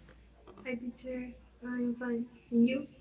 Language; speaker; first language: English; non-native, learner; Spanish